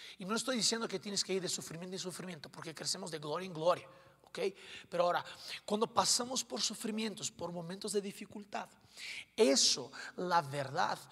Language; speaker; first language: Spanish; non-native, fluent; Portuguese